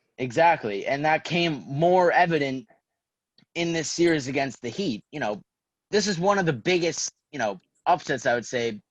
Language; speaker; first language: English; native; English